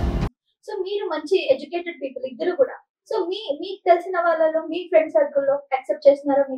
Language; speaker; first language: Telugu; native; Telugu